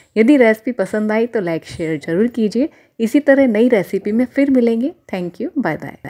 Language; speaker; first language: Hindi; native; Hindi